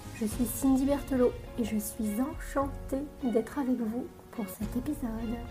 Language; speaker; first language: French; native; French